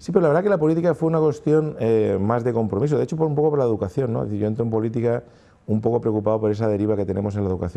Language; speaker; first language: Spanish; native; Spanish